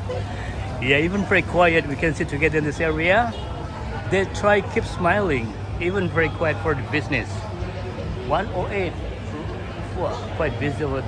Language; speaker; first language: English; non-native, local second language; Indonesian